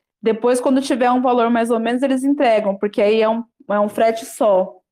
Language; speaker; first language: Portuguese; native; Portuguese